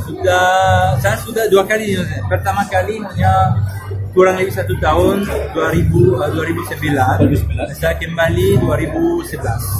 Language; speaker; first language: Indonesian; non-native, fluent; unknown